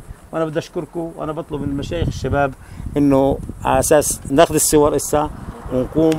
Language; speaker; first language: Arabic; native; Arabic